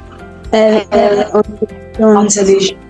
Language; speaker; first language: French; non-native, learner; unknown